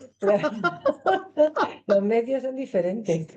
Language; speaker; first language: Spanish; native; Spanish